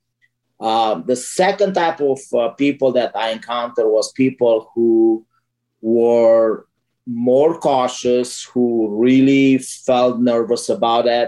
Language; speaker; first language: English; non-native, fluent; Romanian